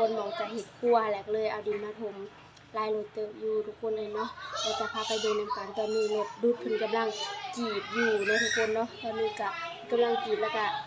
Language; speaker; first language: Thai; non-native, local second language; Lao